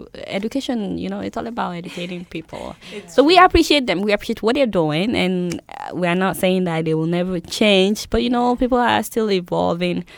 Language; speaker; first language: English; non-native, local second language; Yoruba